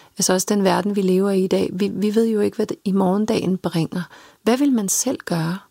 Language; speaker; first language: Danish; early bilingual, other home language; Serbian